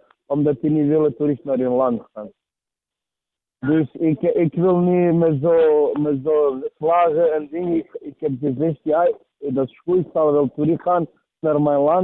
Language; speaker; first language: Dutch; non-native, fluent; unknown